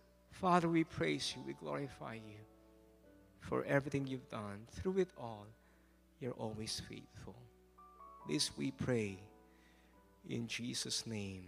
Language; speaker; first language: English; non-native, local second language; Min Nan Chinese